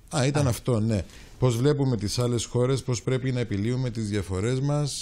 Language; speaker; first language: Greek; native; Greek